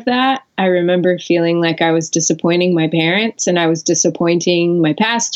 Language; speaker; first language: English; native; English